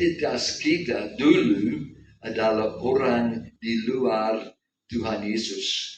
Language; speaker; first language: Indonesian; non-native, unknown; English